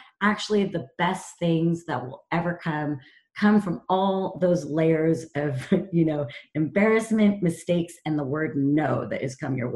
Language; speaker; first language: English; native; English